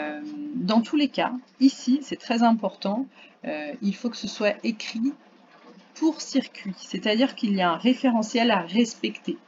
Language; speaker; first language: French; native; French